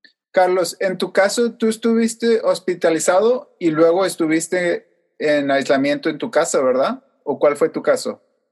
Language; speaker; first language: Spanish; native; Spanish